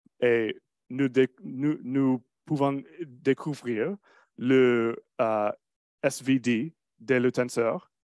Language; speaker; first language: French; non-native, learner; English